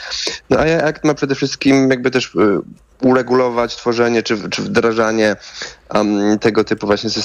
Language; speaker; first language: Polish; native; Polish